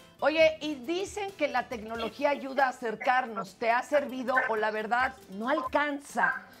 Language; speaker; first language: Spanish; native; Spanish